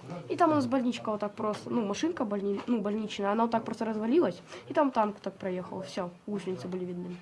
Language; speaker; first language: Russian; native; Russian